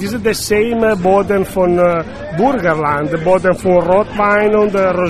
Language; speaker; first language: German; non-native, learner; Italian